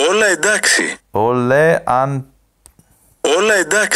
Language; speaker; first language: Greek; non-native, learner; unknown